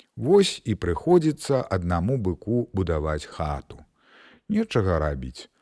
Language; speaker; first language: Belarusian; native; Belarusian